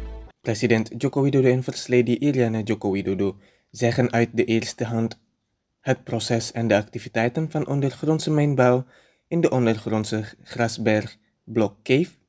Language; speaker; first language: Dutch; non-native, fluent; Indonesian